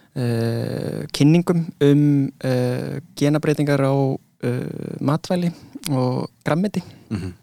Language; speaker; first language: Icelandic; early bilingual, other home language; English